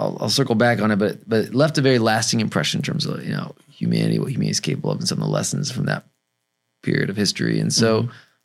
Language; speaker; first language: English; native; English